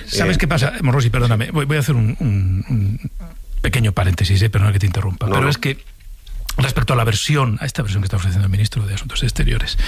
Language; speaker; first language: Spanish; native; Spanish